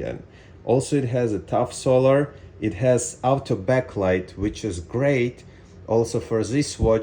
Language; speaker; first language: English; non-native, fluent; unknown